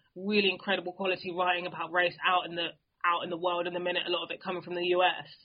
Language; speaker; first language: English; native; English